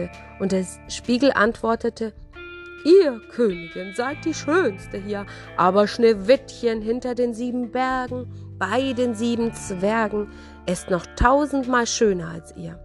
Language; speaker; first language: German; native; German